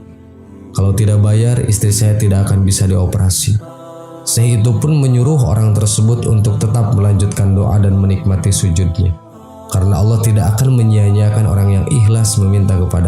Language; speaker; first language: Indonesian; native; Indonesian